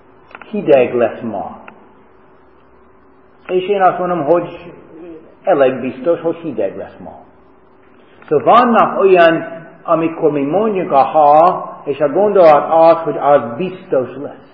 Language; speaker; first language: Hungarian; non-native, fluent; English